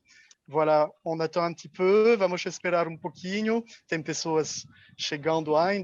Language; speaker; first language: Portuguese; non-native, fluent; French